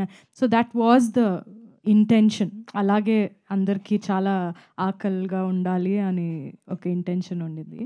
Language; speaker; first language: Telugu; non-native, fluent; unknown